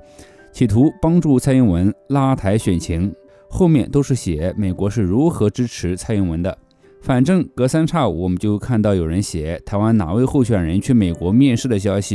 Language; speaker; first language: Chinese; native; Chinese